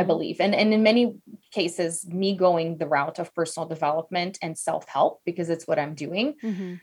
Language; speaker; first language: English; non-native, fluent; Portuguese